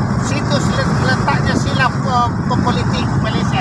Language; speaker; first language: Malay; non-native, local second language; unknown